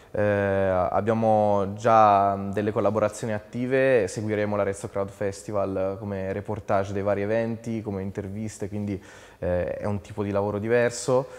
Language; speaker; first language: Italian; native; Italian